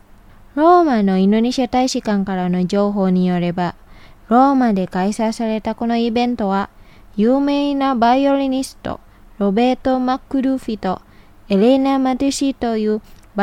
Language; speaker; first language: Japanese; non-native, fluent; Indonesian